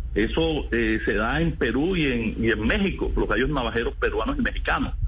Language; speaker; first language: Spanish; native; Spanish